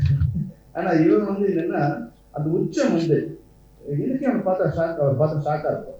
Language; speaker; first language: Tamil; native; Tamil